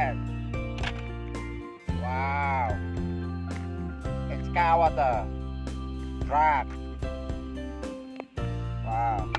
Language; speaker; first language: English; non-native, learner; Khmer